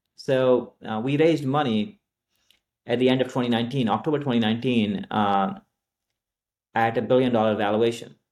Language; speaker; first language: English; non-native, local second language; Hindi